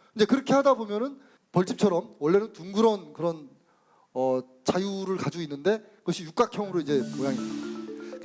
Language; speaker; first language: Korean; native; Korean